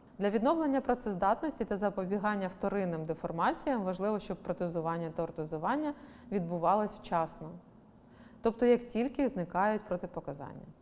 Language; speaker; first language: Ukrainian; native; Ukrainian